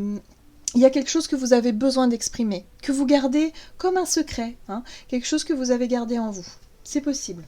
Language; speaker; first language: French; native; French